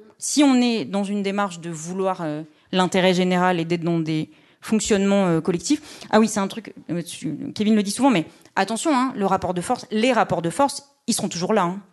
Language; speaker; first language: French; native; French